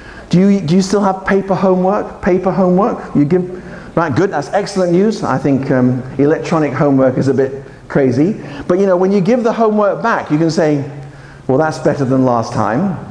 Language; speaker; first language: English; native; English